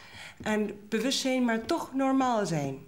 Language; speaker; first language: Dutch; non-native, learner; Spanish